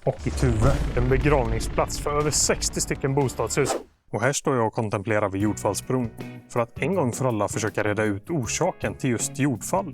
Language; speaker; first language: Swedish; native; Swedish